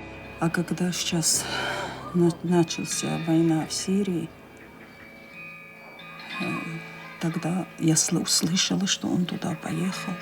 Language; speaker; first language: Russian; non-native, local second language; Chechen